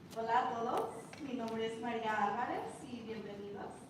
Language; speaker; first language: Spanish; early bilingual, heritage; Spanish